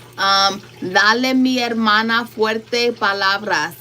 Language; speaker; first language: Spanish; non-native, learner; English